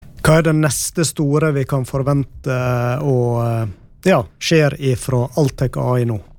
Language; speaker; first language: Norwegian; native; Norwegian